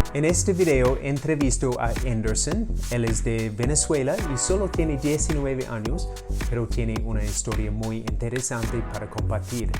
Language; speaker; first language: Spanish; non-native, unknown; English